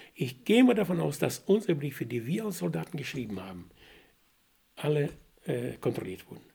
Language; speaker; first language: German; non-native, fluent; Russian